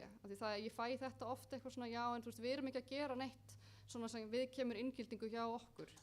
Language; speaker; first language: Icelandic; native; Icelandic